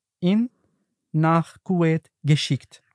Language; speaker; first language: German; non-native, learner; Arabic